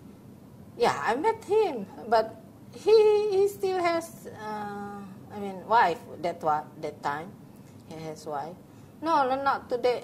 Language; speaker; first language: English; non-native, learner; Indonesian